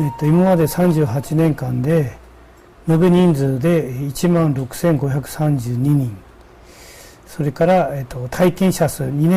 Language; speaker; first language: Japanese; native; Japanese